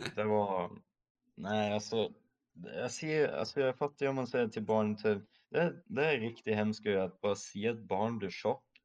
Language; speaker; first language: Swedish; early bilingual, other home language; German